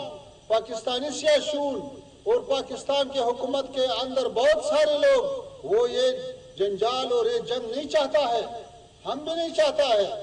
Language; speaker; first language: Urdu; non-native, fluent; Pashto